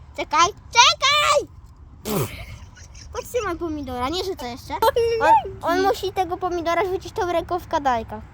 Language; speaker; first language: Polish; native; Polish